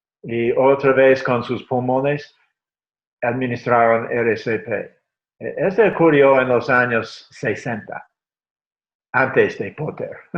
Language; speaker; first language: Spanish; non-native, fluent; English